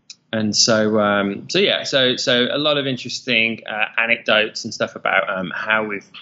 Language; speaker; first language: English; native; English